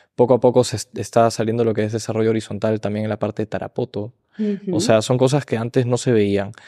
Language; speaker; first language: Spanish; early bilingual, heritage; Spanish